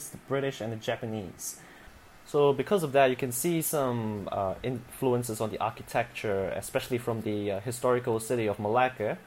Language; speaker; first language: English; non-native, local second language; Chinese